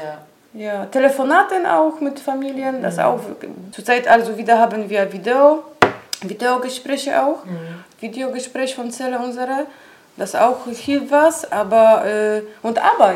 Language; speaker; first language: German; non-native, learner; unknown